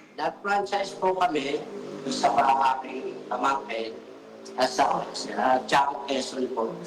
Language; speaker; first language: Filipino; native; Filipino